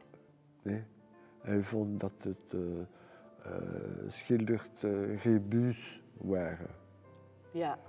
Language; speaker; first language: Dutch; non-native, local second language; French